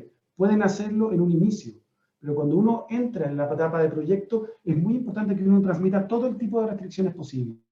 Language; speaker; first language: Spanish; native; Spanish